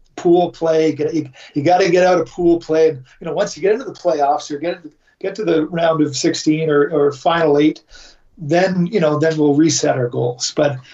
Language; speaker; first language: English; native; English